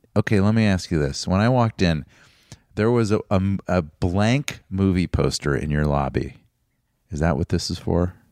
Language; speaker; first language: English; native; English